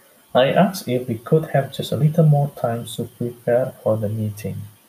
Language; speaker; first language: English; non-native, fluent; Indonesian